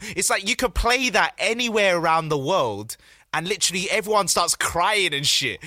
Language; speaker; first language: English; native; English